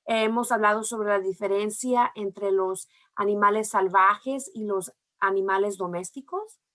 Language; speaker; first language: Spanish; early bilingual, heritage; Spanish